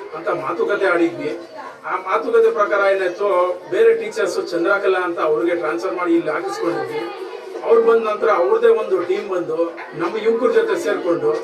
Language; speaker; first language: Kannada; non-native, local second language; Urdu